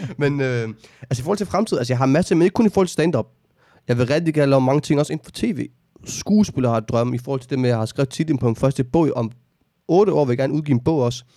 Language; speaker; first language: Danish; early bilingual, other home language; Arabic